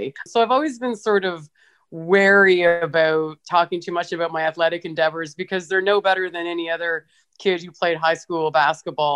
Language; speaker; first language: English; native; English